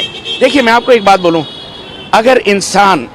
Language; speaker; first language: Hindi; native; Hindi